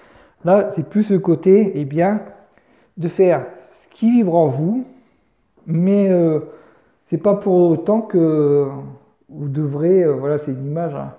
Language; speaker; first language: French; native; French